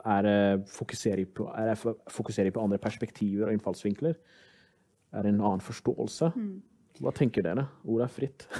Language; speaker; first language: Norwegian; early bilingual, other home language; Somali